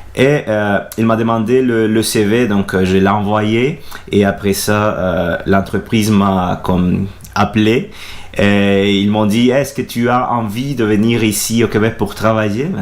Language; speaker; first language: French; non-native, fluent; Spanish